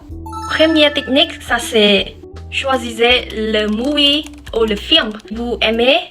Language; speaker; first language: French; non-native, learner; Khmer